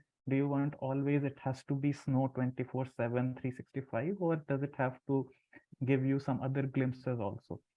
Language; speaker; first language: English; non-native, local second language; Hindi